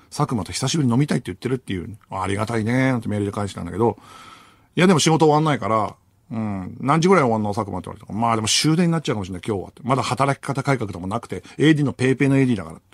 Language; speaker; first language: Japanese; native; Japanese